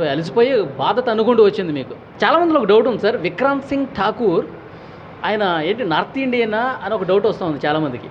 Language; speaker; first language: Telugu; native; Telugu